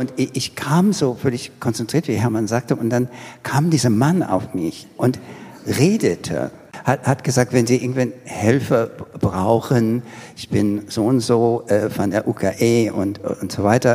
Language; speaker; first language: German; non-native, learner; English